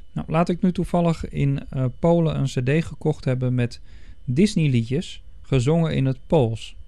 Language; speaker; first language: Dutch; native; Dutch